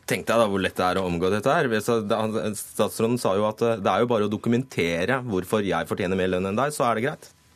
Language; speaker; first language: Norwegian; native; Norwegian